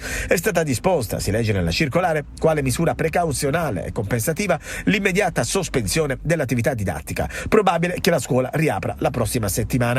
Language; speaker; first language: Italian; native; Italian